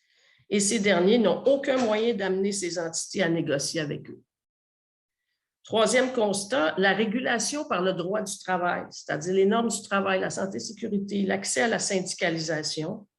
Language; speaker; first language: French; native; French